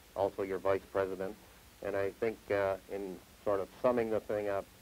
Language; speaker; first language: English; native; English